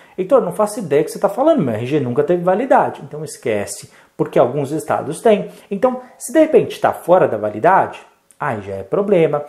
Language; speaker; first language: Portuguese; native; Portuguese